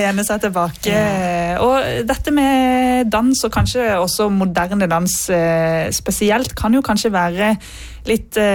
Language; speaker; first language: Norwegian; native; Norwegian